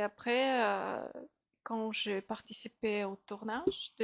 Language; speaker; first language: French; non-native, fluent; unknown